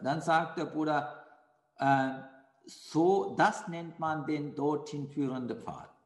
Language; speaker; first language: German; non-native, fluent; Sinhala